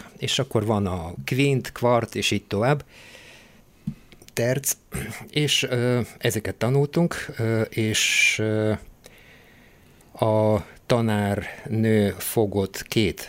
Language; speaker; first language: Hungarian; non-native, fluent; Bulgarian